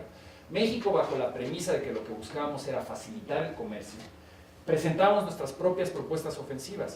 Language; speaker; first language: Spanish; native; Spanish